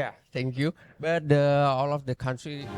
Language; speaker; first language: English; non-native, learner; Indonesian